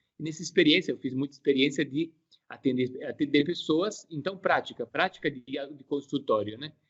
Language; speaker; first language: Portuguese; non-native, fluent; Italian